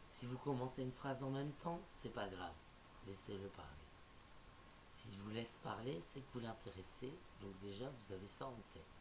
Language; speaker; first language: French; native; French